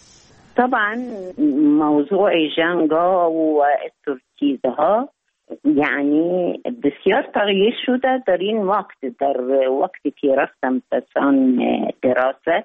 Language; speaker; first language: Persian; non-native, fluent; Arabic